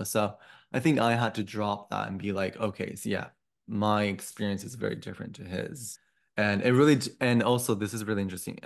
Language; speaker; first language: English; non-native, fluent; Japanese